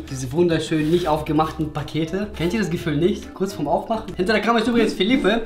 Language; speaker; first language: German; early bilingual, other home language; Russian